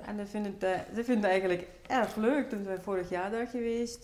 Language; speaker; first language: Dutch; non-native, fluent; Russian